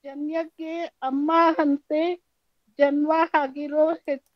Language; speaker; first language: Korean; non-native, learner; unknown